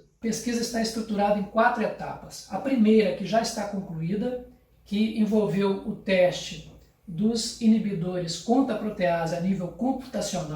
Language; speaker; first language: Portuguese; native; Portuguese